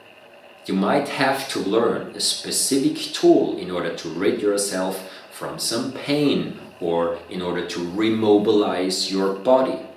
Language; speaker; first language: English; non-native, fluent; German